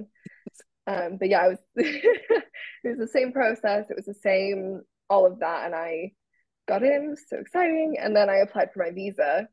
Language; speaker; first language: English; native; English